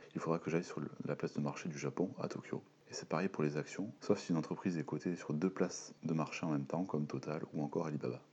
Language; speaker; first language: French; native; French